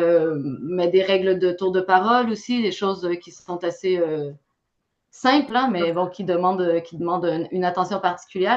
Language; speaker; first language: French; native; French